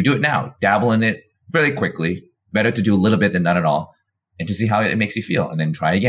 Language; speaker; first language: English; native; English